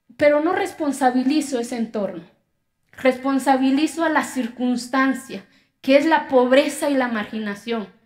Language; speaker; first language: Spanish; non-native, local second language; Zapotec